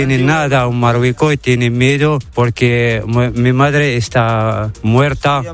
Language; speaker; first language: Spanish; non-native, learner; Arabic